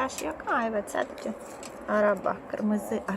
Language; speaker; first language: Turkish; non-native, learner; Russian